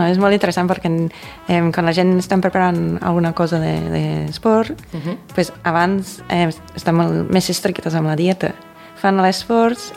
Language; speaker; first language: Catalan; non-native, fluent; English